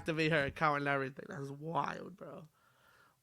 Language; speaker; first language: English; native; English